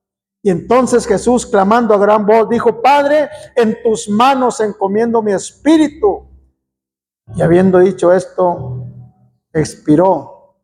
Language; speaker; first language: Spanish; native; Spanish